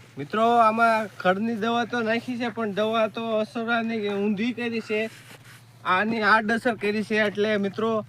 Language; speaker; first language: Gujarati; native; Gujarati